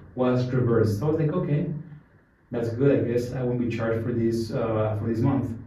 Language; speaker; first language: English; non-native, fluent; Spanish